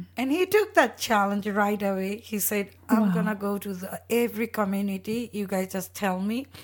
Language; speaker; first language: English; non-native, local second language; Bangla